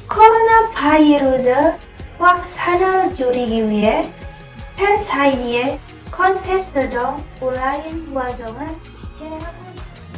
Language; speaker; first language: Korean; non-native, learner; Indonesian